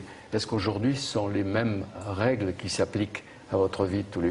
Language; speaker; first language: French; native; French